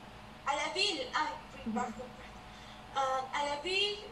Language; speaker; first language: French; non-native, learner; Spanish